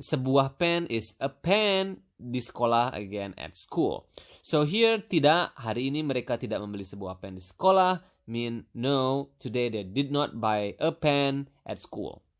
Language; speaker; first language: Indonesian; native; Indonesian